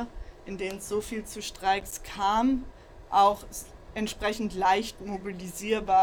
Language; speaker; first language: German; native; German